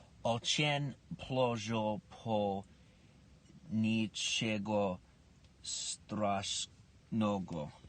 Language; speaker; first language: Russian; non-native, learner; English